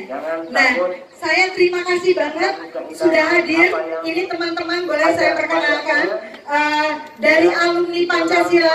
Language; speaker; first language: Indonesian; native; Indonesian